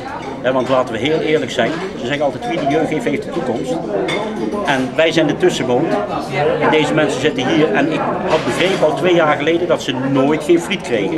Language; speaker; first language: Dutch; native; Dutch